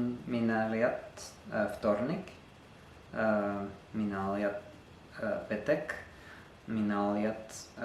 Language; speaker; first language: Bulgarian; non-native, learner; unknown